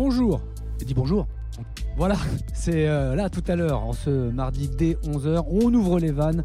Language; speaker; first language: French; native; French